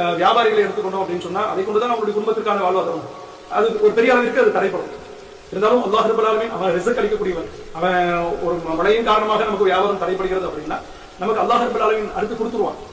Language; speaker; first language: Tamil; native; Tamil